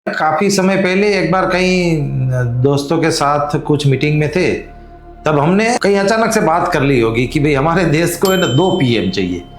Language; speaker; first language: Hindi; non-native, local second language; Gujarati